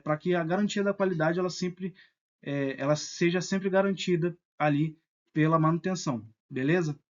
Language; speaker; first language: Portuguese; native; Portuguese